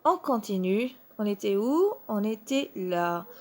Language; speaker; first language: French; non-native, local second language; Arabic